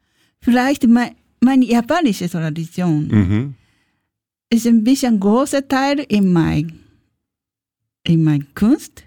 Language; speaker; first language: German; non-native, learner; Japanese